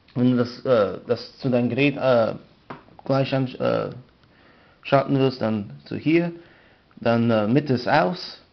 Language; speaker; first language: German; non-native, learner; English